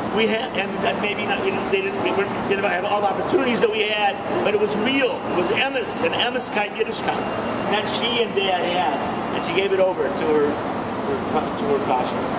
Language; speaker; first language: English; native; English